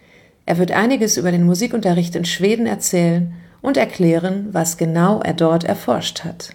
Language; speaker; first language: German; native; German